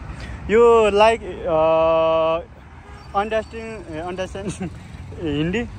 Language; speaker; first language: English; non-native, learner; Nepali